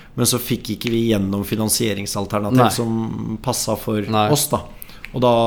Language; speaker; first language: Norwegian; native; Norwegian